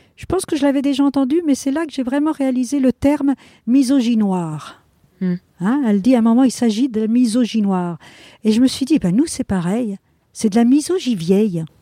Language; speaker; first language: French; non-native, fluent; Spanish